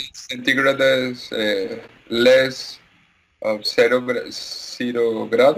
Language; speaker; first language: English; non-native, learner; Spanish